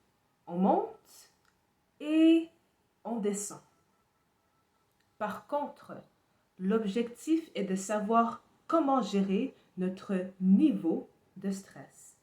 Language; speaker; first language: French; non-native, fluent; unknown